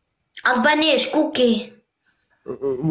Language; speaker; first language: English; non-native, learner; Albanian